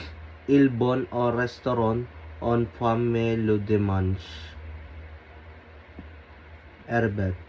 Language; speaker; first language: French; non-native, learner; Filipino